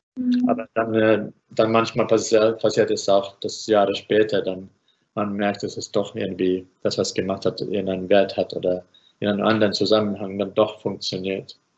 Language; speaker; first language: German; non-native, fluent; Finnish